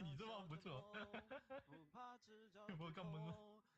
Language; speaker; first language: Chinese; native; Chinese